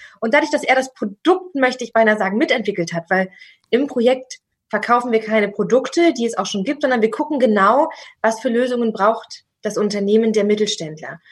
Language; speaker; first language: German; native; German